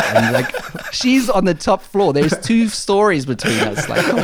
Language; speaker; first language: English; native; English